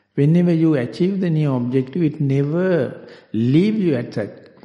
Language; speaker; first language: English; non-native, local second language; Sinhala